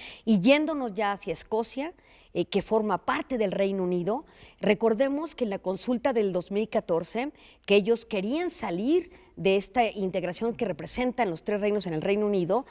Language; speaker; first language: Spanish; native; Spanish